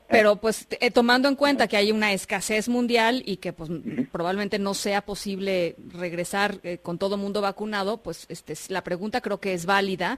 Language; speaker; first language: Spanish; native; Spanish